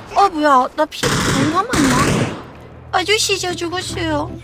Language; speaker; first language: Korean; native; Korean